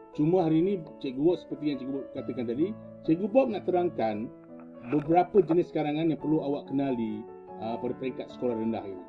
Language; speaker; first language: Malay; native; Malay